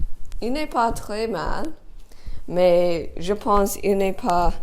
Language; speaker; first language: French; non-native, learner; English